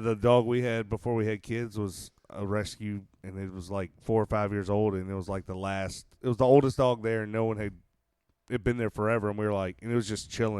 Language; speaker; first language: English; native; English